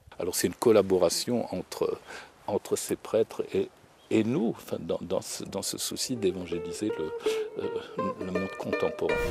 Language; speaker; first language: French; native; French